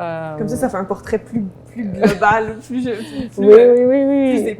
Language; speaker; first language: French; native; French